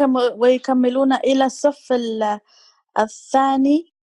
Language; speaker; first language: Arabic; non-native, learner; Tigrinya